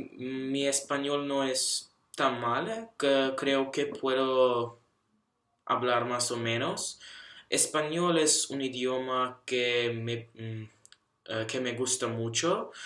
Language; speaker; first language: Spanish; non-native, learner; Russian